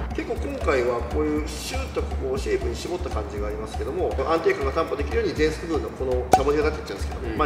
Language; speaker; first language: Japanese; native; Japanese